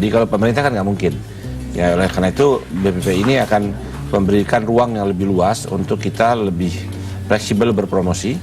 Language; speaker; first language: Indonesian; native; Indonesian